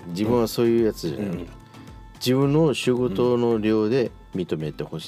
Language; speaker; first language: Japanese; early bilingual, heritage; Japanese